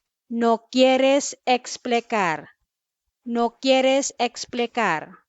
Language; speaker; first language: Spanish; non-native, fluent; Filipino